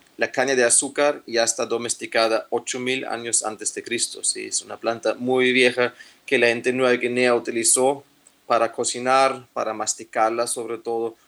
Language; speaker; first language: Spanish; non-native, fluent; German